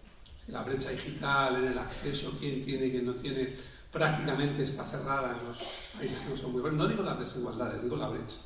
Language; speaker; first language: Spanish; native; Spanish